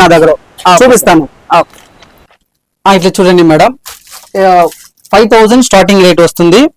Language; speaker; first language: Telugu; non-native, learner; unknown